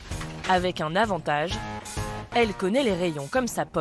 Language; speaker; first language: French; native; French